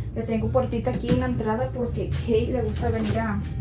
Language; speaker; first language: Spanish; early bilingual, heritage; Spanish